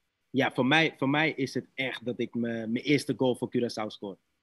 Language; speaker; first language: Dutch; non-native, learner; English